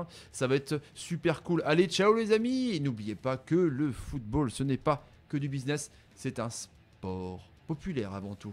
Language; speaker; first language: French; native; French